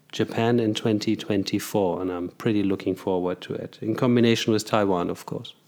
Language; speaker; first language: English; non-native, fluent; German